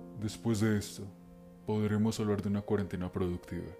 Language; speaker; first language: Spanish; native; Spanish